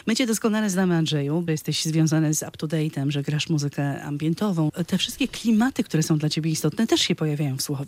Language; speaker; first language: Polish; native; Polish